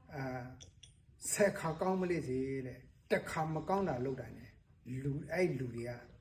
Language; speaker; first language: Burmese; non-native, local second language; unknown